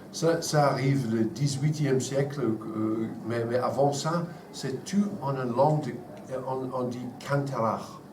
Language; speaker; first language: French; non-native, fluent; English